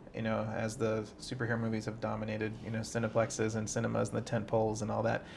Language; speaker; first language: English; native; English